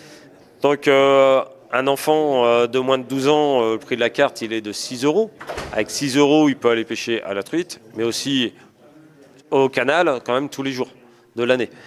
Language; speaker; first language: French; native; French